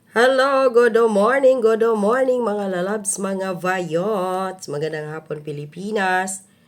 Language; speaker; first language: Filipino; non-native, local second language; Cebuano